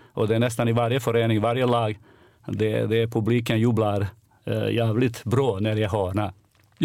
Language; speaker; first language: Swedish; non-native, fluent; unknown